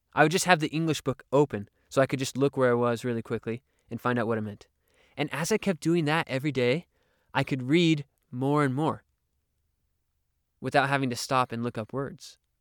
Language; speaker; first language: English; native; English